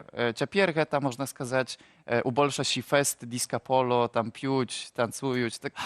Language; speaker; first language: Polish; non-native, local second language; Ukrainian